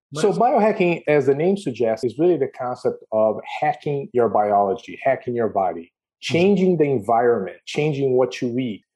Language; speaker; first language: English; non-native, fluent; Portuguese